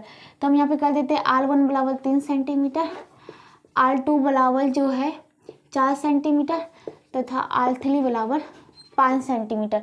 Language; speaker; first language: Hindi; native; Hindi